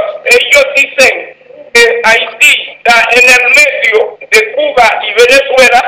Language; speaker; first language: Spanish; non-native, fluent; Haitian Creole